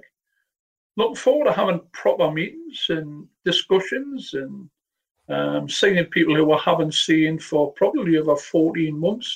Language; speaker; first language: English; native; English